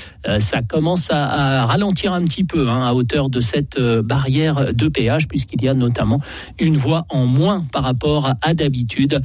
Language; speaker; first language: French; native; French